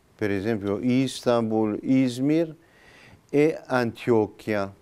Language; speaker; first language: Italian; non-native, fluent; Turkish